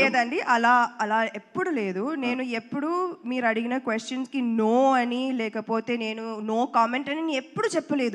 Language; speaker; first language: Telugu; non-native, fluent; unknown